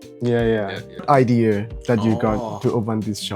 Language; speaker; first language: English; non-native, learner; Burmese